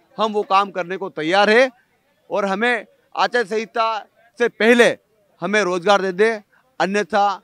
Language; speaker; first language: Hindi; native; Hindi